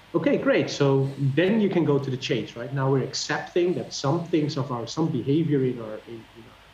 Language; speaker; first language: English; non-native, fluent; Dutch